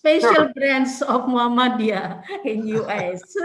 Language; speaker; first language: English; non-native, learner; Indonesian